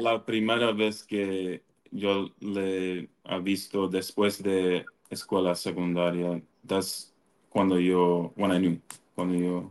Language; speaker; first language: Spanish; early bilingual, other home language; English